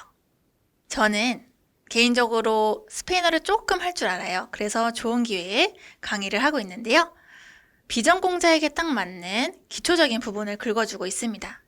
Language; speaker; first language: Korean; native; Korean